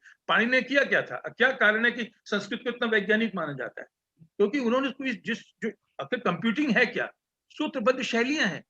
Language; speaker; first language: Hindi; native; Hindi